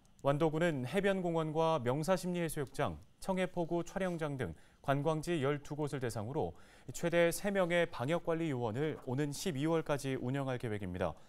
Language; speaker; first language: Korean; native; Korean